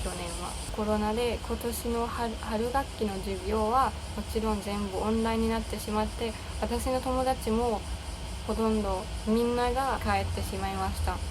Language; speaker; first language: Japanese; non-native, learner; German